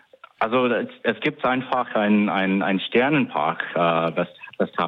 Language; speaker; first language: German; non-native, fluent; English